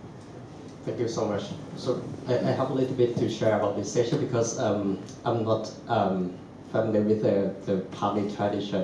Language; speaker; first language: English; non-native, learner; Thai